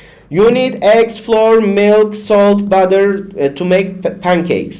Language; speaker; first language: English; non-native, fluent; Turkish